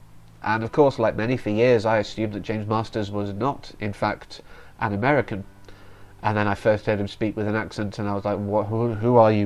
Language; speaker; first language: English; native; English